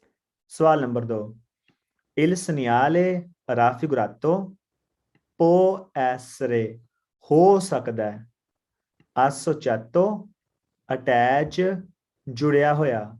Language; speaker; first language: Italian; non-native, learner; Punjabi